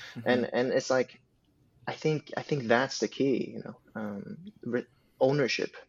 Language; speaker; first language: English; non-native, fluent; Swedish